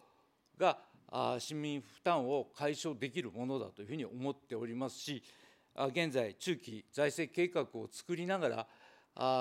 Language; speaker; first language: Japanese; native; Japanese